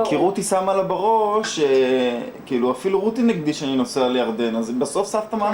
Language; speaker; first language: Hebrew; native; Hebrew